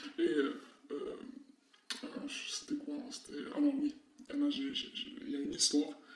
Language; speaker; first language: French; non-native, local second language; Arabic